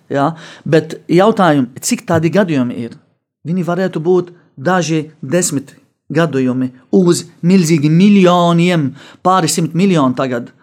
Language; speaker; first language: Latvian; non-native, fluent; Arabic